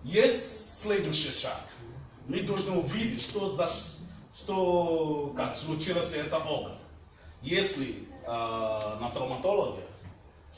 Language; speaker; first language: Russian; non-native, learner; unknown